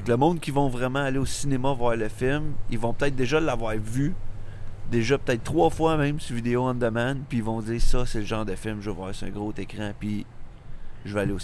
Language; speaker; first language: French; native; French